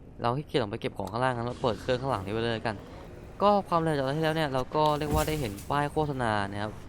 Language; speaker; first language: Thai; native; Thai